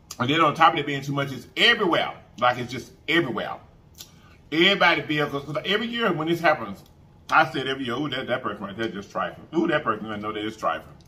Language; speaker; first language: English; native; English